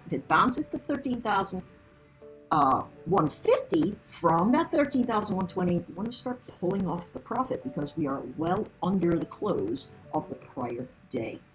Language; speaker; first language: English; native; English